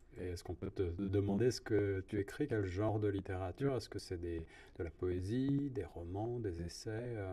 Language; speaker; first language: French; native; French